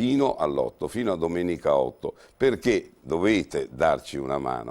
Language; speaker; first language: Italian; native; Italian